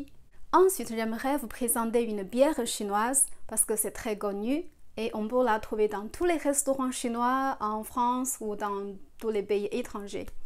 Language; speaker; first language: French; non-native, fluent; Chinese